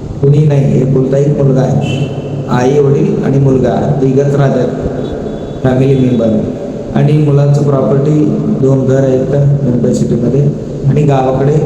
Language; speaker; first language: Marathi; non-native, local second language; Kannada